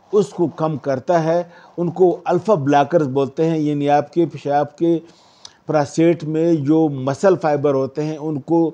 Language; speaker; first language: Urdu; non-native, local second language; Pashto